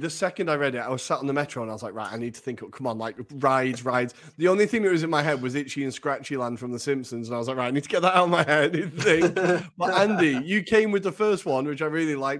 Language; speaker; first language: English; native; English